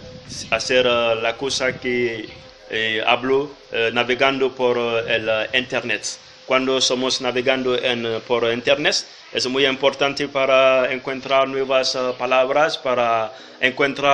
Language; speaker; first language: Spanish; non-native, learner; French